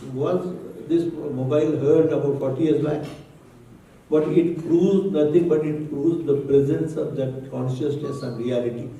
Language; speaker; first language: English; non-native, local second language; Marathi